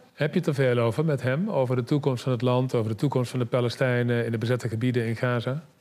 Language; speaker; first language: Dutch; native; Dutch